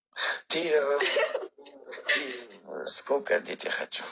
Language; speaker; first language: Russian; non-native, learner; Uzbek